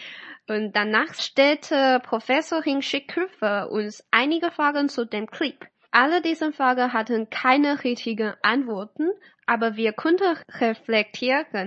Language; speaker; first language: German; non-native, fluent; Chinese